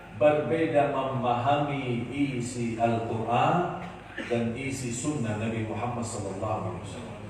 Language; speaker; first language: Indonesian; non-native, fluent; Arabic